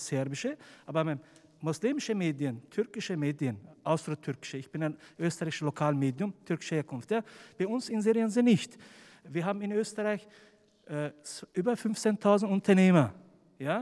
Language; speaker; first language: German; non-native, fluent; Turkish